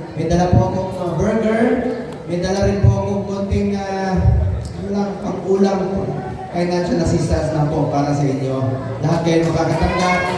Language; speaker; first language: Filipino; non-native, local second language; Cebuano